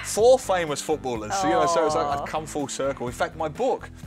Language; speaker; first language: English; native; English